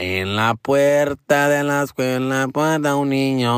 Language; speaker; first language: Spanish; early bilingual, other home language; English